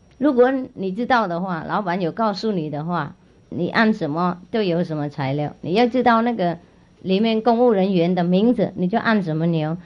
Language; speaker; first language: Chinese; non-native, fluent; Vietnamese